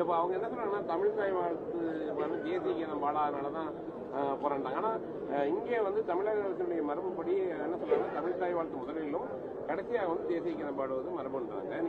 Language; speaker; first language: Tamil; native; Tamil